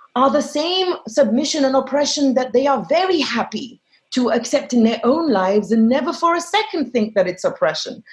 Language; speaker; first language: English; non-native, fluent; Arabic